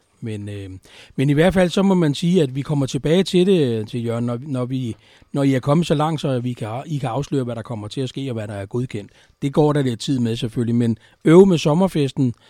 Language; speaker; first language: Danish; native; Danish